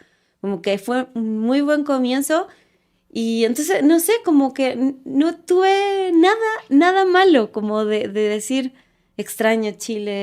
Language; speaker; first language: Spanish; native; Spanish